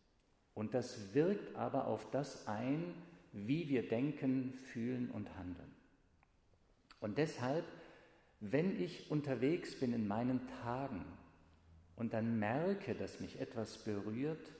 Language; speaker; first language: German; native; German